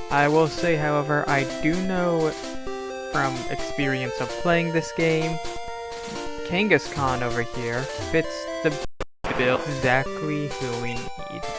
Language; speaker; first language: English; native; English